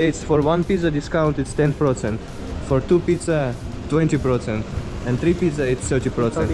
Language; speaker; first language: English; non-native, learner; Russian